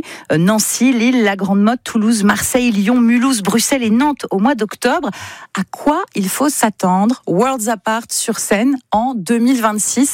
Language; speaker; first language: French; native; French